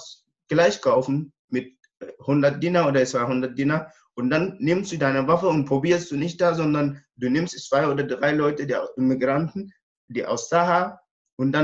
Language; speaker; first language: German; non-native, learner; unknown